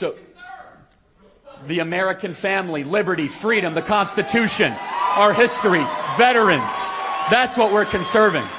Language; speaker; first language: English; native; English